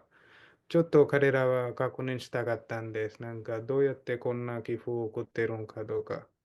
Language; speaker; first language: Japanese; non-native, fluent; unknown